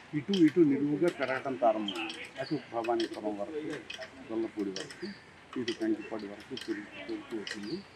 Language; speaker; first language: Telugu; native; Telugu